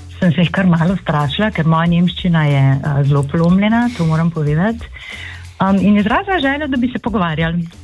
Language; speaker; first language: Slovenian; native; Slovenian